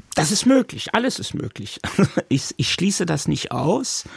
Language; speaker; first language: German; non-native, local second language; Yiddish